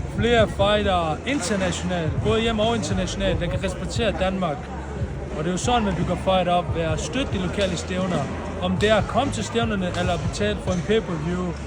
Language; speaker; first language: Danish; early bilingual, other home language; Bosnian